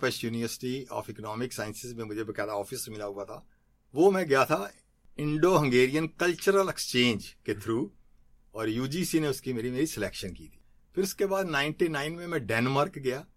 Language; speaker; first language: Hindi; native; Hindi